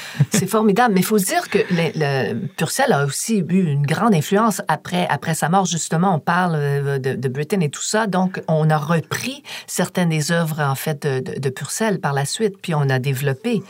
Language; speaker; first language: French; native; French